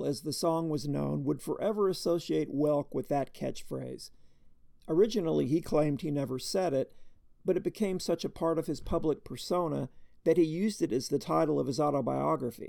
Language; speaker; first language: English; native; English